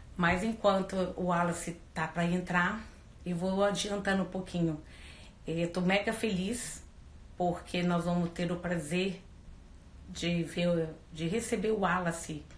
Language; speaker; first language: Portuguese; native; Portuguese